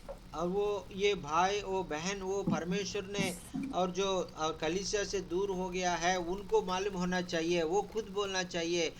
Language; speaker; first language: Hindi; non-native, local second language; Telugu